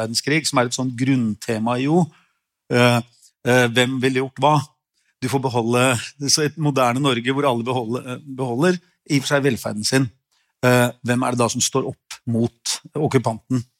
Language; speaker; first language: Norwegian; native; Norwegian